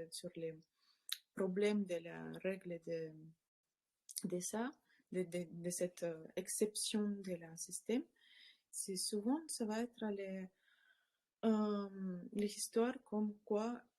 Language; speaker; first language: French; non-native, learner; Russian